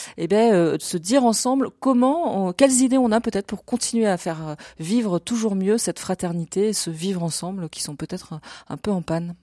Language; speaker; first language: French; native; French